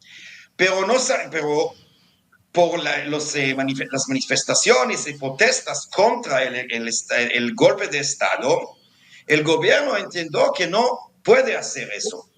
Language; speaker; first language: Spanish; non-native, fluent; Hebrew